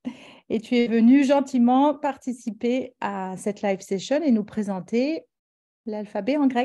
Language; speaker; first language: French; native; French